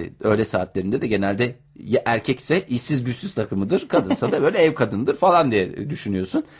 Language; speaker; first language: Turkish; native; Turkish